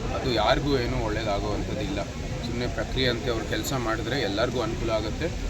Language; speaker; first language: Kannada; native; Kannada